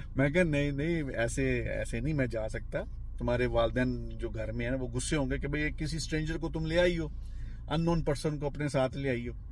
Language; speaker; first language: Urdu; non-native, local second language; Punjabi